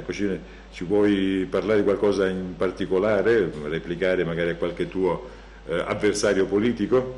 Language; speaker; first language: Italian; native; Italian